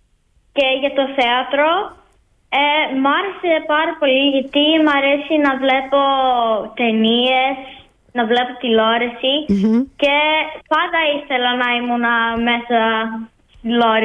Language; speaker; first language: Greek; early bilingual, heritage; Greek